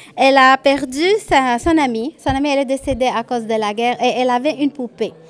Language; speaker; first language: French; non-native, fluent; Arabic